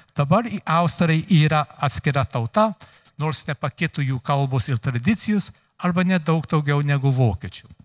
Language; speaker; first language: Lithuanian; early bilingual, heritage; Lithuanian